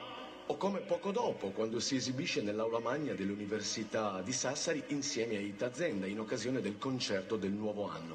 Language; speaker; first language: Italian; native; Italian